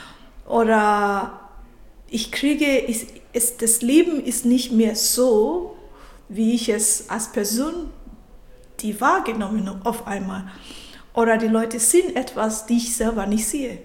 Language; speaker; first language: German; non-native, fluent; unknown